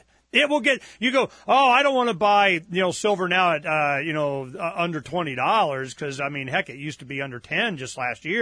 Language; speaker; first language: English; native; English